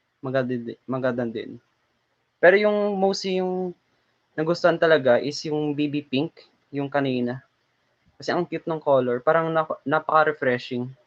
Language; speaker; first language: Filipino; non-native, local second language; Hiligaynon